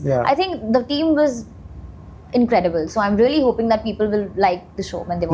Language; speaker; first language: English; non-native, local second language; Hindi